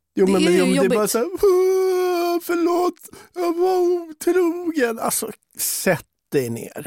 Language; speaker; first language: Swedish; native; Swedish